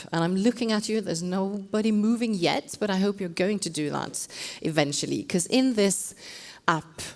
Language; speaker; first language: English; non-native, fluent; Norwegian